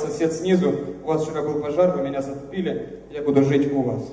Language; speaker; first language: Russian; native; Russian